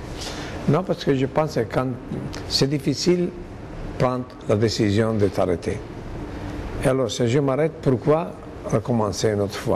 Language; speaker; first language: French; non-native, fluent; Italian